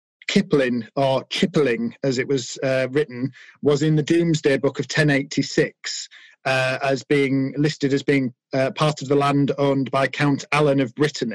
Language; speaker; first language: English; native; English